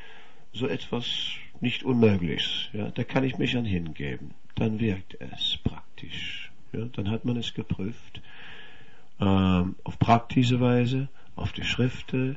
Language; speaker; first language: German; non-native, fluent; Dutch